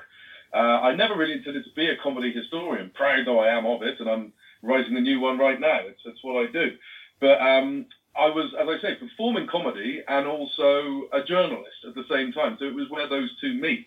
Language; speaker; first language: English; native; English